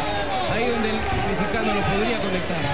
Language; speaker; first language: Spanish; native; Spanish